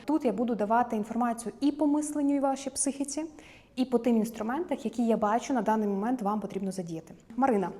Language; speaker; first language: Ukrainian; native; Ukrainian